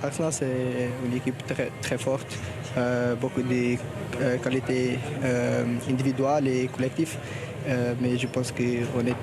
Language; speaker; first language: French; non-native, learner; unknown